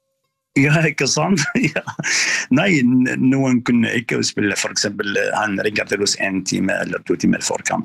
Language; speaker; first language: Norwegian; non-native, learner; Arabic